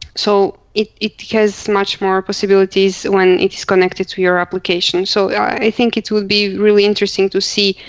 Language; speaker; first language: English; non-native, fluent; Croatian